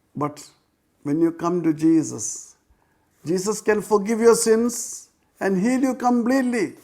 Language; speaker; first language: English; non-native, local second language; Malayalam